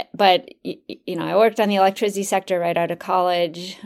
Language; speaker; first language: English; native; English